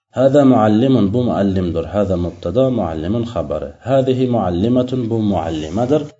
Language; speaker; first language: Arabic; non-native, fluent; Uzbek